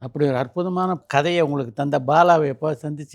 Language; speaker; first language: Tamil; native; Tamil